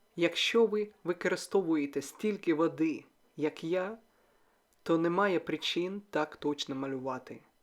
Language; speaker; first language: Ukrainian; non-native, local second language; Russian